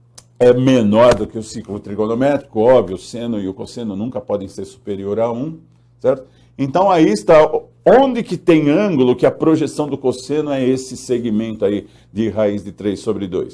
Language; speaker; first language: Portuguese; native; Portuguese